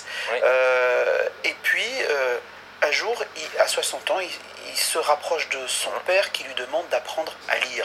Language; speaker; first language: French; native; French